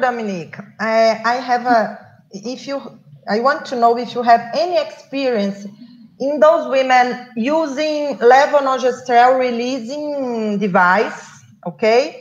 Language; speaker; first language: English; non-native, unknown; Portuguese